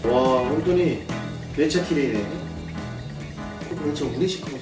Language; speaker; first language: Japanese; non-native, learner; Korean